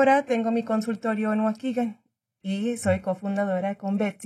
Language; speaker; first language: Spanish; early bilingual, heritage; Spanish